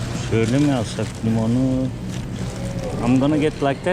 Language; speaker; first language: English; non-native, learner; Turkish